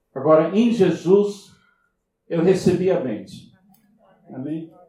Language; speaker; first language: Portuguese; non-native, fluent; English